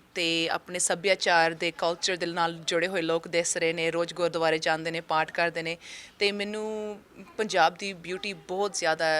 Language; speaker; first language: Punjabi; early bilingual, heritage; Punjabi